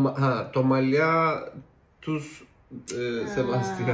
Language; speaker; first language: Greek; non-native, learner; Turkish